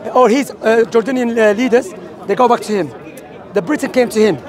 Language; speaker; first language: English; non-native, fluent; Arabic